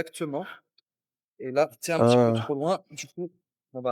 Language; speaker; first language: French; native; French